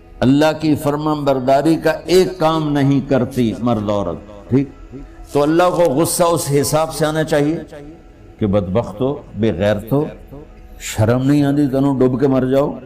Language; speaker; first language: Urdu; non-native, local second language; Punjabi